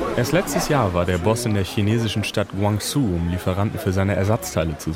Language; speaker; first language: German; native; German